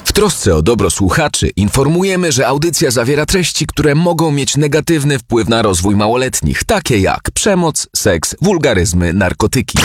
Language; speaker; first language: Polish; native; Polish